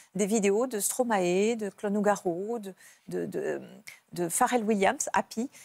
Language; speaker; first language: French; native; French